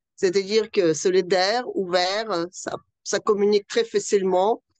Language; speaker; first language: French; non-native, fluent; Russian